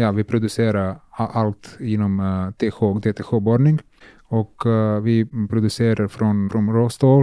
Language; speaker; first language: Swedish; non-native, learner; Serbian